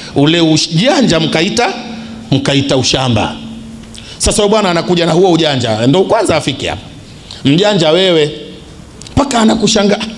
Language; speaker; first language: Swahili; native; Swahili